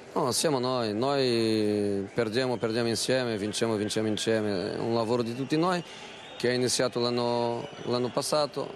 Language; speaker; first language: Italian; non-native, fluent; Portuguese